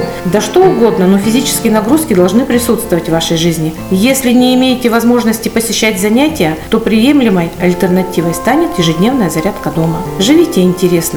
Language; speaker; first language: Russian; native; Russian